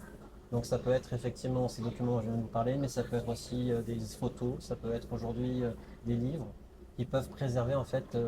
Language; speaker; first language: French; native; French